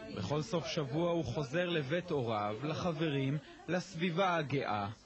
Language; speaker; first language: Hebrew; native; Hebrew